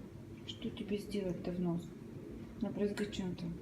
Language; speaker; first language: Russian; native; Russian